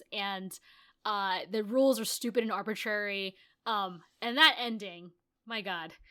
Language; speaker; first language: English; native; English